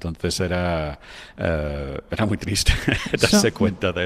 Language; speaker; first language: Spanish; non-native, fluent; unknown